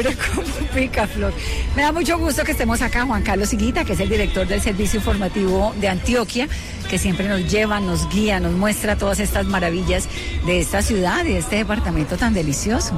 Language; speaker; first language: Spanish; native; Spanish